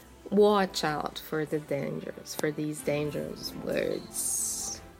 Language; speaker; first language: English; non-native, fluent; Portuguese